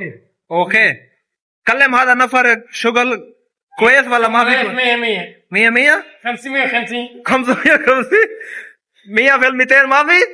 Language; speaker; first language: Arabic; non-native, learner; Urdu